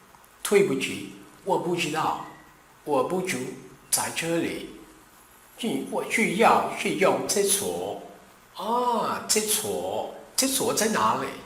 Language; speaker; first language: Chinese; non-native, learner; Portuguese